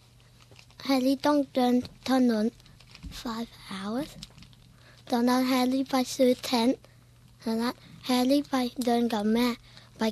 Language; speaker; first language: Thai; early bilingual, heritage; Thai